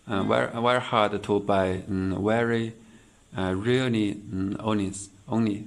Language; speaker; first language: English; non-native, learner; Chinese